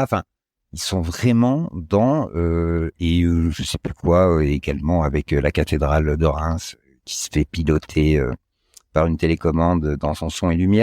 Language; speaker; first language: French; native; French